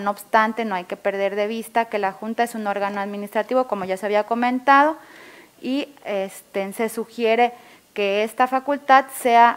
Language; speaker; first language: Spanish; native; Spanish